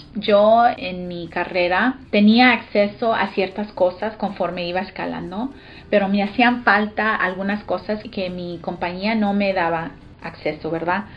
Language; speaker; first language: Spanish; early bilingual, heritage; Spanish